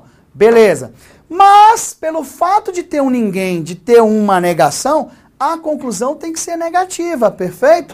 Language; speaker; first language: Portuguese; native; Portuguese